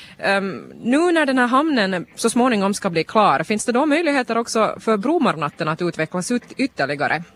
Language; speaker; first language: Swedish; native; Swedish